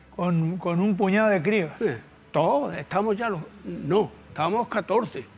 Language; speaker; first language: Spanish; native; Spanish